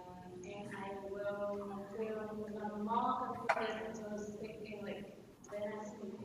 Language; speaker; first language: English; non-native, learner; Vietnamese